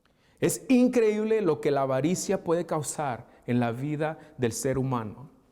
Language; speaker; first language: Spanish; native; Spanish